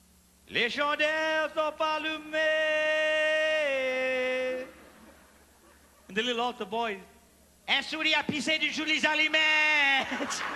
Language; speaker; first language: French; native; French